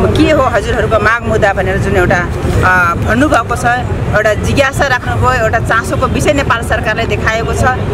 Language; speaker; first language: Nepali; non-native, local second language; Rana Tharu